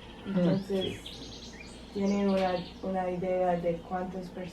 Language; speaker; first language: Spanish; non-native, learner; English